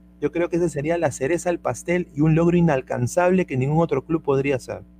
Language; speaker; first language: Spanish; native; Spanish